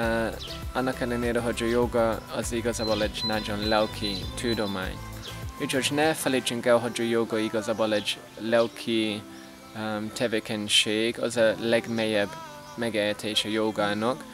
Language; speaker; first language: Hungarian; non-native, fluent; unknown